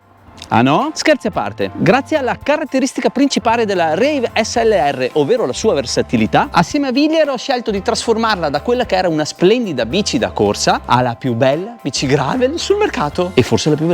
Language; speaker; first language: Italian; native; Italian